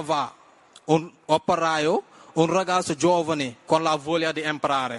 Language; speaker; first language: Italian; non-native, learner; Wolof